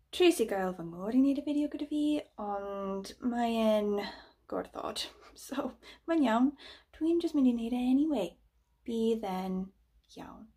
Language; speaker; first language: Welsh; non-native, learner; English